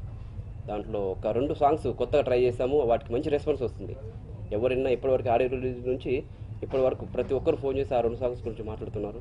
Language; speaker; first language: Telugu; native; Telugu